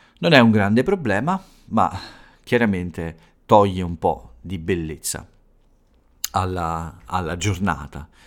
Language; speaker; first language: Italian; native; Italian